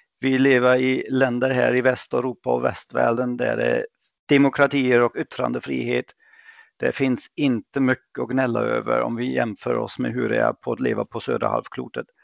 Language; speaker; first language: Swedish; non-native, fluent; German